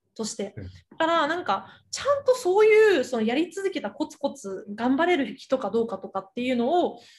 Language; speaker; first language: Japanese; early bilingual, other home language; Chinese